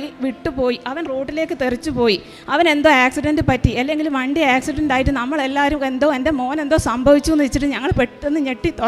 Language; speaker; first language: Malayalam; native; Malayalam